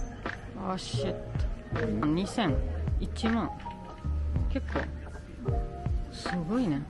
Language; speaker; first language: Japanese; non-native, fluent; French